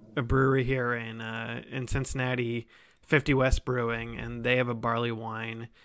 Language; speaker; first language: English; native; English